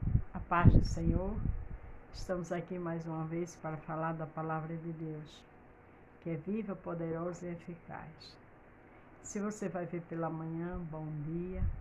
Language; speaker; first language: Portuguese; native; Portuguese